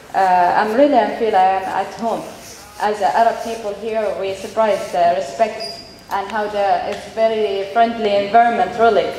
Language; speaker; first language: English; non-native, learner; Arabic